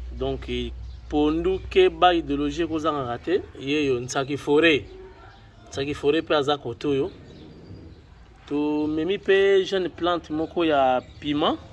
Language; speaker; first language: Lingala; non-native, local second language; Kongo